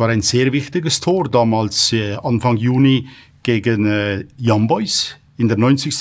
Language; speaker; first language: German; native; German